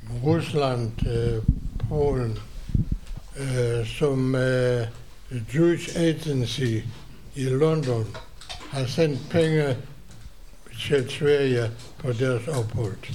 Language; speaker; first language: Danish; non-native, fluent; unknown